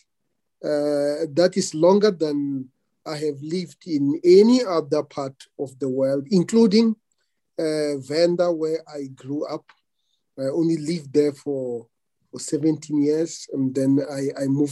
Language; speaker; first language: English; non-native, local second language; Venda